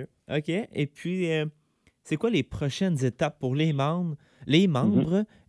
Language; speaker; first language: French; native; French